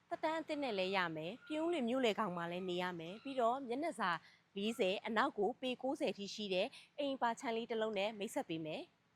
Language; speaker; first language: Burmese; native; Burmese